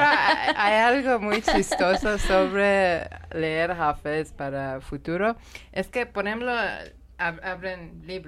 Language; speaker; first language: Spanish; non-native, learner; Persian